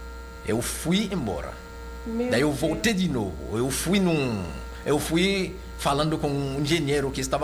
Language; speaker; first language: Portuguese; non-native, local second language; Haitian Creole